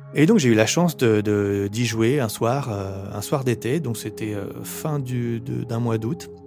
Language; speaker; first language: French; native; French